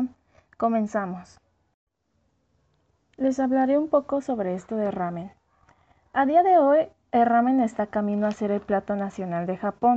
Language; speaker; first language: Spanish; native; Spanish